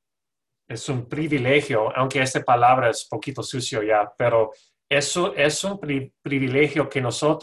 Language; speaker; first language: Spanish; non-native, learner; English